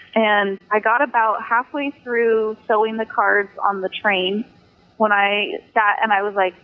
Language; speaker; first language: English; native; English